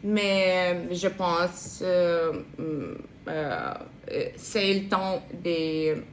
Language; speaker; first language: French; non-native, learner; Russian